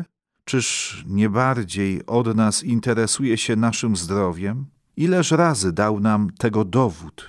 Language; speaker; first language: Polish; native; Polish